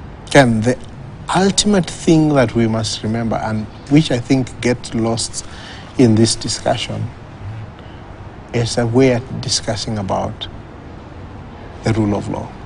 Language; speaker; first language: English; non-native, local second language; Swahili